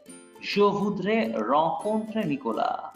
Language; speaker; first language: French; non-native, fluent; Bangla